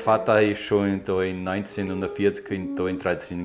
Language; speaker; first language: German; early bilingual, heritage; German